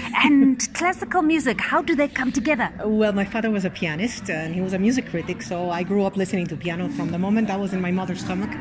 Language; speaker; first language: English; native; English